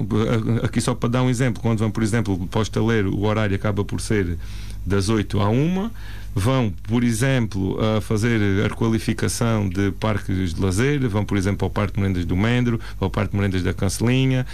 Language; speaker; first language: Portuguese; native; Portuguese